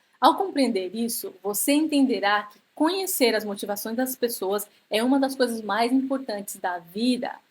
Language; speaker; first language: Portuguese; native; Portuguese